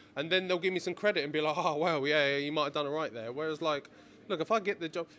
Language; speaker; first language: English; native; English